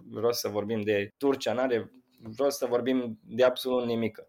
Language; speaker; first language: Romanian; non-native, fluent; Italian